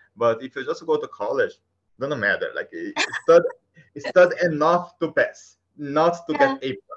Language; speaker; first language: English; non-native, fluent; Portuguese